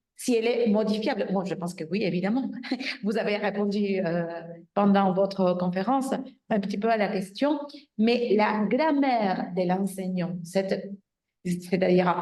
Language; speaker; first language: French; non-native, fluent; Spanish